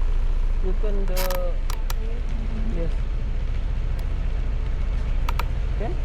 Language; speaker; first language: English; non-native, learner; Indonesian